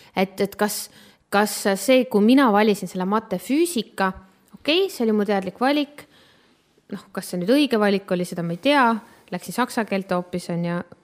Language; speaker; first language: Estonian; native; Estonian